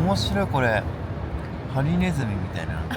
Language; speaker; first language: Japanese; native; Japanese